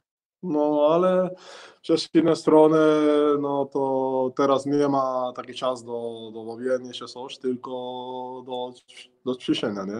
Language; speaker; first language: Polish; non-native, learner; Spanish